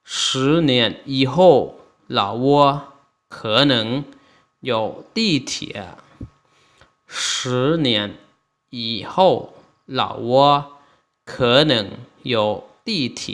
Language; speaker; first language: Chinese; non-native, fluent; Lao